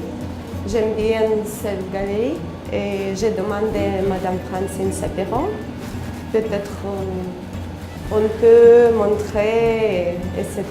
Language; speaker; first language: French; non-native, learner; Russian